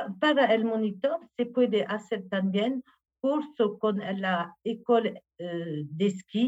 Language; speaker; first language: Spanish; non-native, learner; French